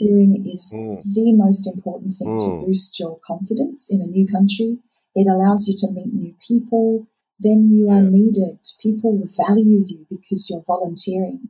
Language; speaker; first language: English; native; English